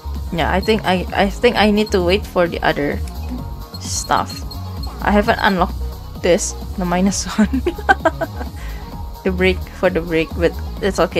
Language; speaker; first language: English; non-native, fluent; Indonesian